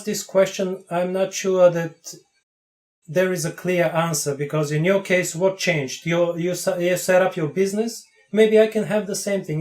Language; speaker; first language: English; non-native, fluent; Bulgarian